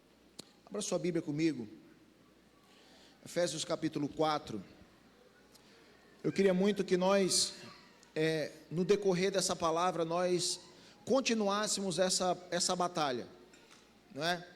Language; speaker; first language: Portuguese; native; Portuguese